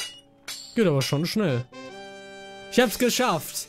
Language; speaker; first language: German; native; German